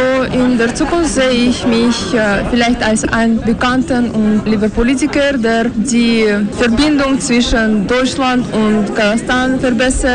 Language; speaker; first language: German; non-native, fluent; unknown